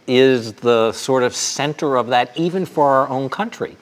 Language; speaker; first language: English; native; English